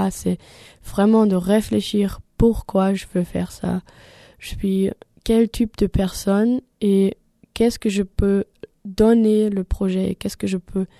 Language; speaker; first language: French; non-native, learner; German